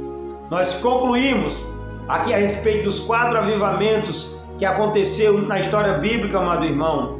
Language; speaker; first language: Portuguese; native; Portuguese